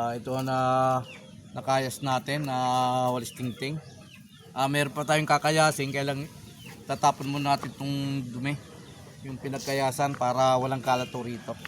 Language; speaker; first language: Filipino; non-native, local second language; Bikol